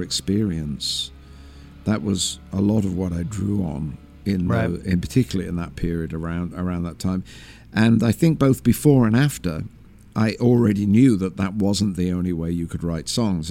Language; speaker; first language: English; native; English